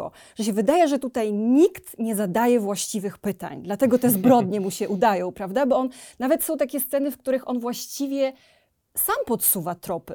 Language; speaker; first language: Polish; native; Polish